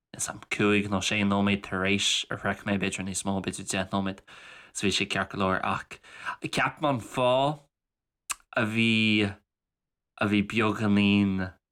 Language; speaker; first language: Irish; native; Irish